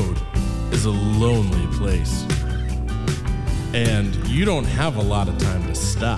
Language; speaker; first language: English; native; English